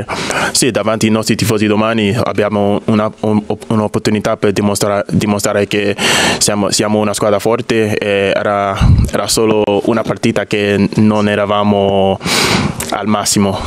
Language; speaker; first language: Italian; non-native, fluent; English